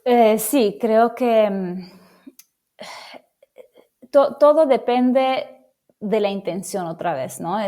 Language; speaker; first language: Spanish; non-native, fluent; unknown